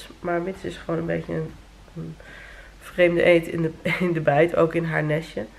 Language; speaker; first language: Dutch; native; Dutch